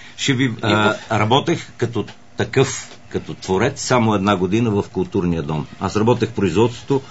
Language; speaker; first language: Bulgarian; native; Bulgarian